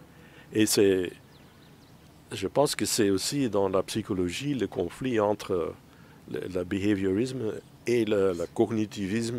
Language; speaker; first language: French; non-native, fluent; Dutch